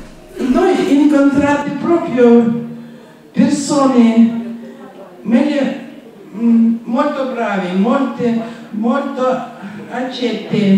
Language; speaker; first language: Italian; non-native, learner; Russian